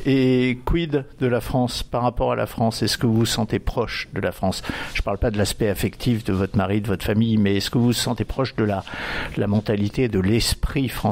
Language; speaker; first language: French; native; French